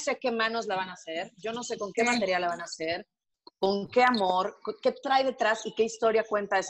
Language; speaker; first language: Spanish; native; Spanish